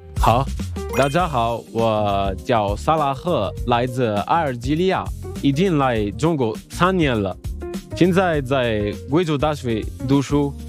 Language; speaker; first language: Chinese; non-native, learner; Arabic